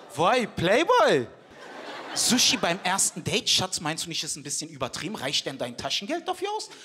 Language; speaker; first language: German; early bilingual, other home language; Turkish